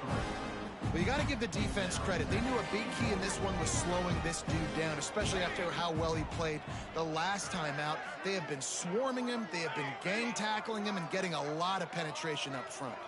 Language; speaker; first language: English; native; English